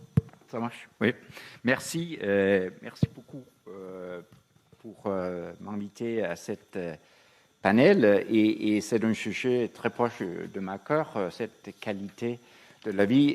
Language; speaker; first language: French; non-native, fluent; Danish